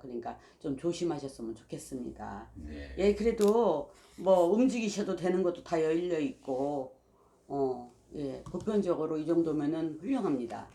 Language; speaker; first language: Korean; native; Korean